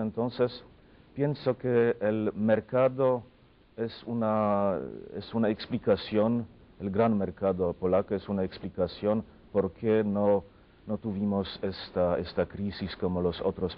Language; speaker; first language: Spanish; non-native, fluent; Polish